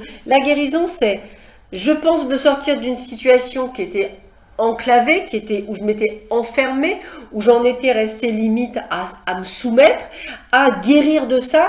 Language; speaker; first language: French; native; French